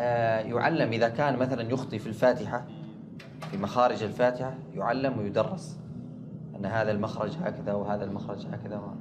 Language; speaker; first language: Arabic; native; Arabic